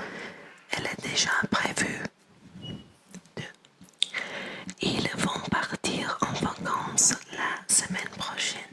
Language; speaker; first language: French; non-native, learner; English